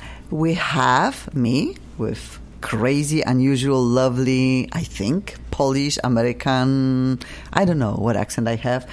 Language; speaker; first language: English; non-native, fluent; Polish